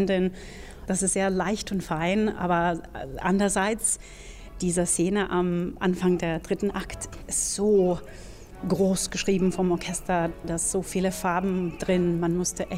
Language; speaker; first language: German; non-native, fluent; English